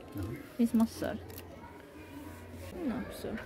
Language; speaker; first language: Swedish; non-native, learner; Japanese